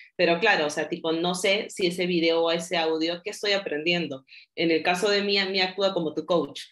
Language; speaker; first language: Spanish; native; Spanish